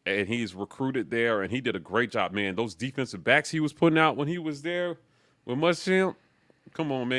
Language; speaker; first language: English; native; English